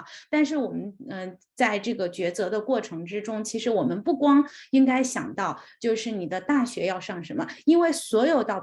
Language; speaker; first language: Chinese; native; Chinese